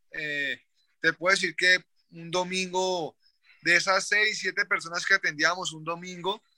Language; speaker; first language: Spanish; native; Spanish